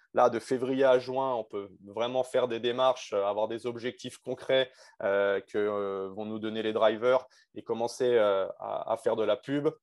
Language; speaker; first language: French; native; French